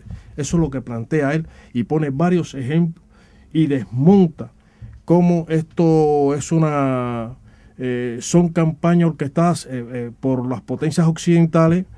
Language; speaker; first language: Spanish; native; Spanish